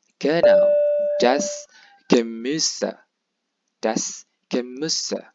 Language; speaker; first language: German; non-native, fluent; Indonesian